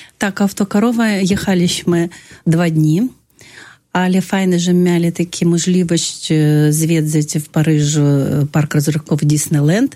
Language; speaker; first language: Polish; non-native, fluent; Russian